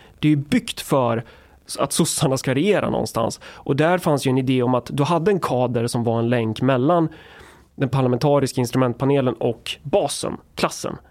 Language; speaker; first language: Swedish; native; Swedish